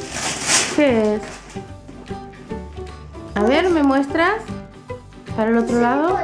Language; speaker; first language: Spanish; native; Spanish